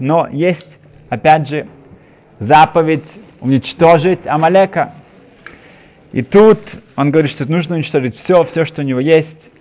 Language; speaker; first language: Russian; native; Russian